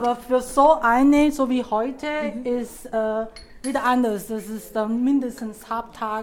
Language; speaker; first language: German; non-native, learner; Chinese